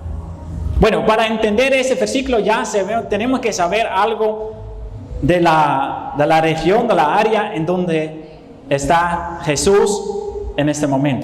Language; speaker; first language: Spanish; non-native, fluent; Dutch